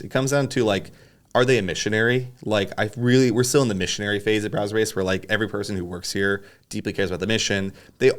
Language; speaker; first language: English; native; English